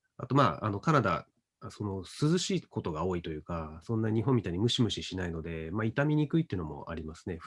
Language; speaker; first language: Japanese; native; Japanese